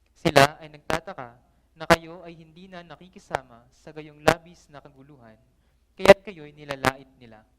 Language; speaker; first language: Filipino; native; Filipino